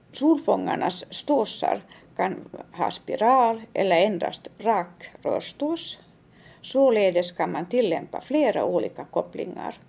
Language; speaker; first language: Swedish; native; Swedish